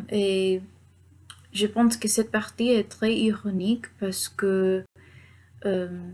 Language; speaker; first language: French; non-native, learner; Spanish